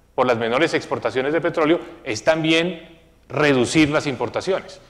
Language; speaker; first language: Spanish; native; Spanish